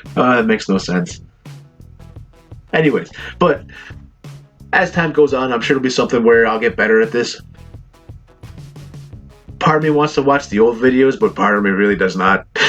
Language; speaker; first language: English; native; English